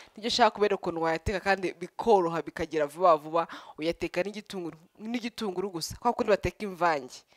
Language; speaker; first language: Kinyarwanda; early bilingual, heritage; Kinyarwanda